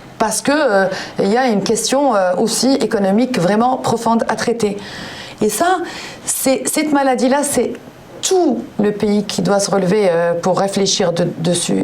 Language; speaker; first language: French; non-native, local second language; Arabic